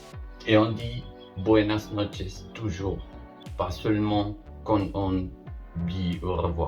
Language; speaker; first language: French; non-native, learner; Spanish